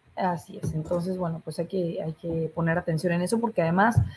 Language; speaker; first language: Spanish; native; Spanish